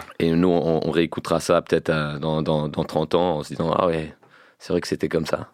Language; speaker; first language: French; early bilingual, heritage; French